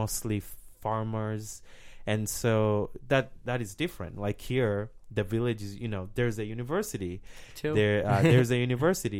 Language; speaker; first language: English; non-native, local second language; Swahili